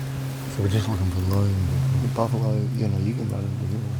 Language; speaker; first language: English; native; English